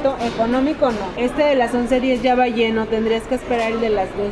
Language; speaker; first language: Spanish; native; Spanish